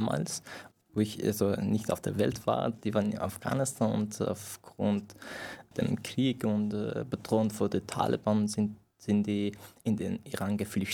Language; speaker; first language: German; non-native, fluent; Persian